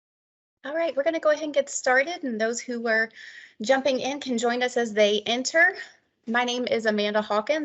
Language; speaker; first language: English; native; English